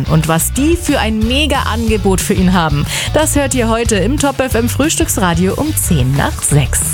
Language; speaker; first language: German; native; German